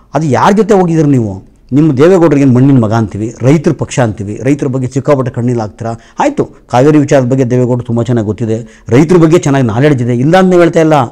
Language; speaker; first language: Kannada; native; Kannada